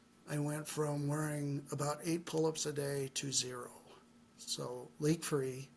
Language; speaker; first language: English; native; English